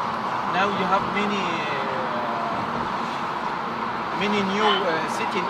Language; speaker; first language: English; non-native, learner; Arabic